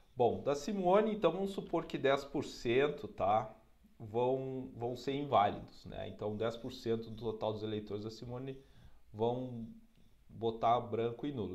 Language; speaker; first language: Portuguese; native; Portuguese